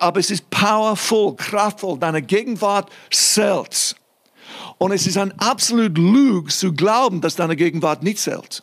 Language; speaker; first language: German; non-native, fluent; English